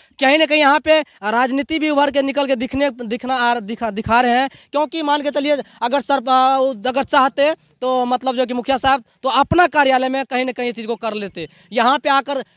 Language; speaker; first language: Hindi; native; Hindi